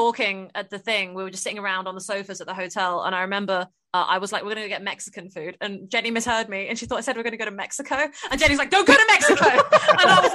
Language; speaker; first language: English; native; English